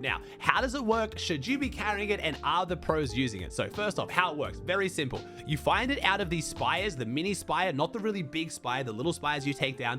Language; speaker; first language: English; native; English